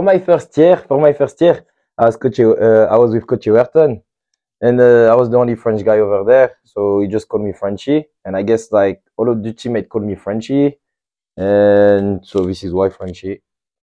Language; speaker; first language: English; non-native, fluent; French